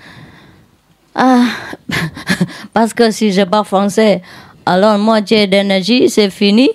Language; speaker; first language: French; non-native, learner; Vietnamese